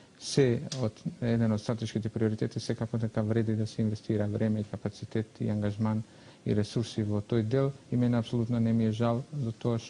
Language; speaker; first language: Macedonian; non-native, local second language; Albanian